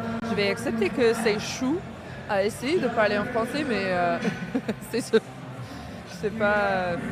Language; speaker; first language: French; non-native, learner; English